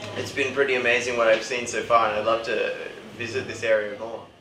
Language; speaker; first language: English; native; English